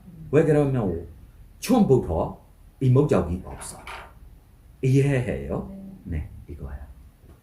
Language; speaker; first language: Korean; non-native, learner; Burmese